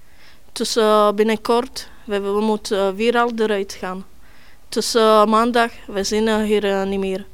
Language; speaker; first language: Dutch; non-native, learner; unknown